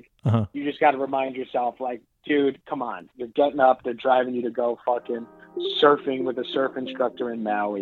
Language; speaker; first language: English; native; English